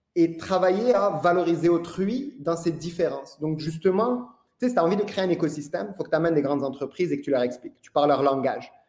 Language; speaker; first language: French; non-native, local second language; Arabic